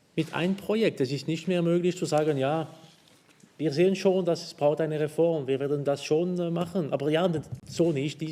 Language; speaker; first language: German; non-native, local second language; French